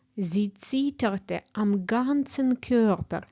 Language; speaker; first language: German; non-native, fluent; Ukrainian